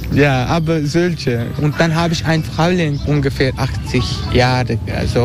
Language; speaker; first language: German; non-native, learner; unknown